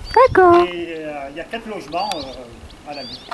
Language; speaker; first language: French; native; French